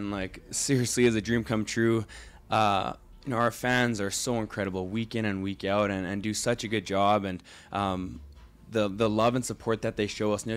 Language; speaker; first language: English; native; English